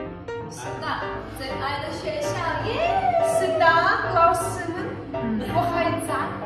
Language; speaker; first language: Chinese; non-native, learner; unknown